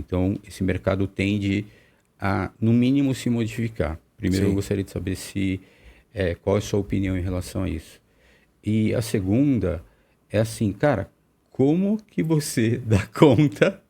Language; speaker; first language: Portuguese; native; Portuguese